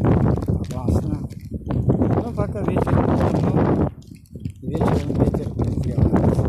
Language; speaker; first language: Russian; non-native, learner; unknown